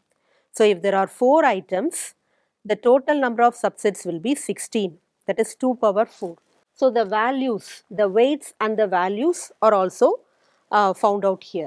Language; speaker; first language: English; non-native, local second language; Tamil